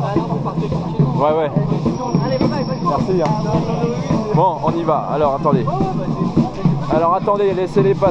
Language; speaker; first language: French; native; French